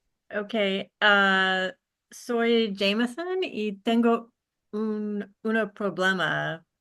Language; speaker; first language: Spanish; non-native, learner; English